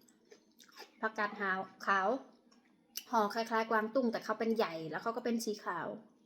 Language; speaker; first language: Thai; non-native, local second language; Khmer